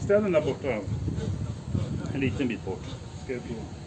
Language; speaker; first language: Swedish; native; Swedish